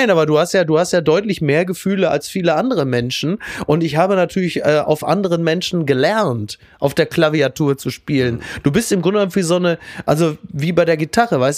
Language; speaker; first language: German; native; German